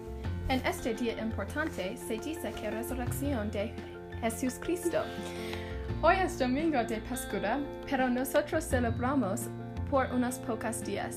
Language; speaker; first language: Spanish; non-native, learner; English